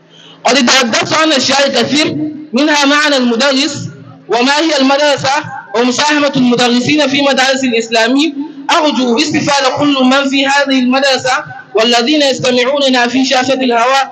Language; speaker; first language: Arabic; non-native, learner; Hausa